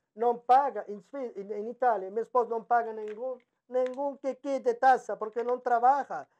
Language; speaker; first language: Spanish; non-native, learner; Italian